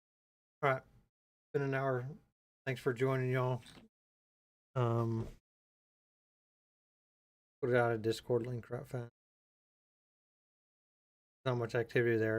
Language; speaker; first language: English; native; English